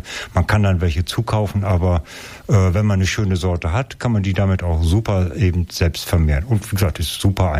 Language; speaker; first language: German; native; German